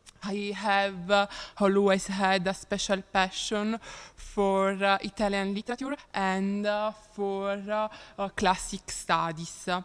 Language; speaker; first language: English; non-native, learner; Italian